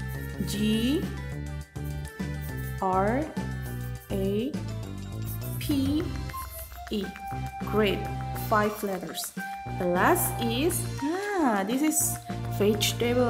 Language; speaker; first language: English; non-native, learner; Indonesian